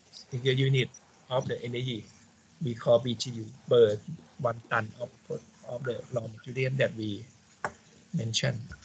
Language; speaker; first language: English; non-native, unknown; Thai